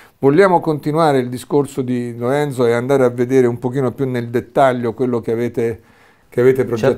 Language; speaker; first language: Italian; native; Italian